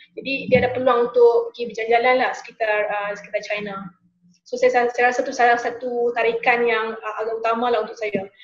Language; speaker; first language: Malay; native; Malay